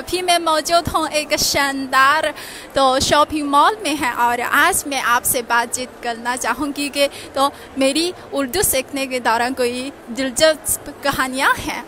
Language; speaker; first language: Hindi; non-native, learner; Chinese